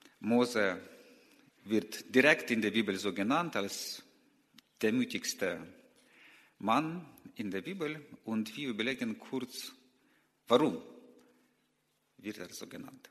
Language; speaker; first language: German; non-native, learner; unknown